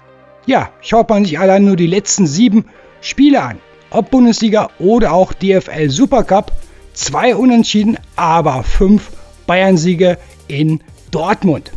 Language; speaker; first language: German; native; German